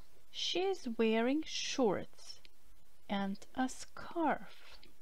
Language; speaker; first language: English; non-native, fluent; Macedonian